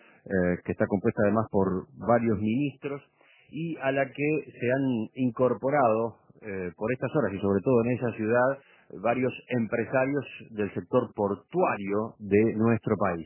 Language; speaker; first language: Spanish; native; Spanish